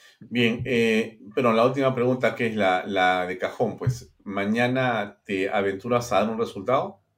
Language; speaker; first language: Spanish; native; Spanish